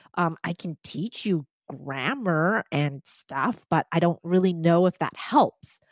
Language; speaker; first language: English; non-native, fluent; Cantonese